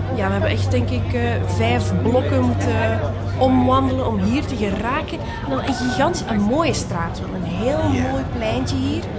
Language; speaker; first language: Dutch; native; Dutch